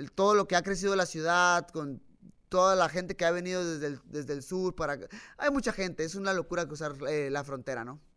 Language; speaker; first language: Spanish; native; Spanish